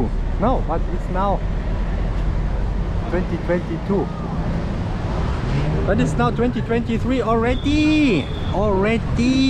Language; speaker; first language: English; non-native, fluent; German